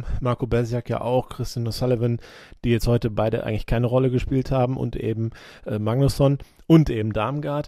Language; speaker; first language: German; native; German